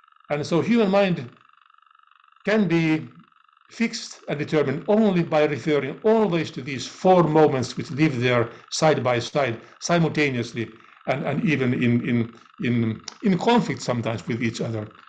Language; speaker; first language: English; non-native, fluent; Finnish